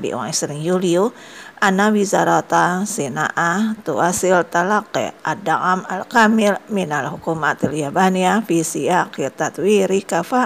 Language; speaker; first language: Arabic; non-native, fluent; Indonesian